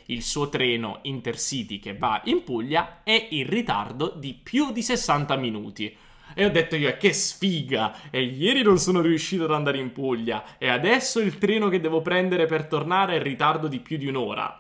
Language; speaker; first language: Italian; native; Italian